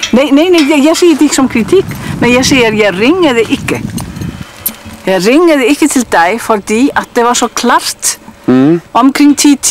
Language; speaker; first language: Danish; non-native, fluent; Icelandic